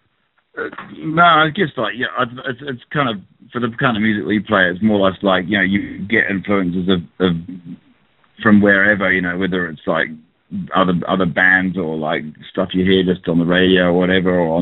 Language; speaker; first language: English; native; English